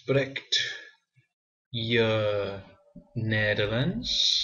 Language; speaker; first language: Dutch; non-native, learner; English